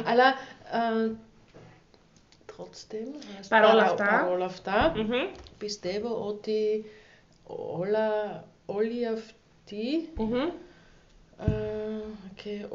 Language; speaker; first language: Greek; non-native, learner; German